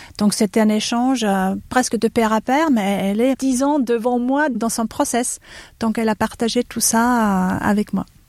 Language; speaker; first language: French; non-native, fluent; German